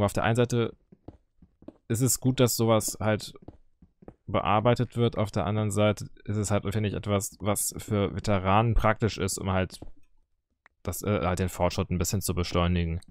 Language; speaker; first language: German; native; German